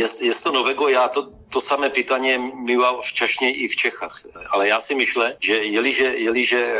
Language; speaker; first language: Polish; non-native, learner; Czech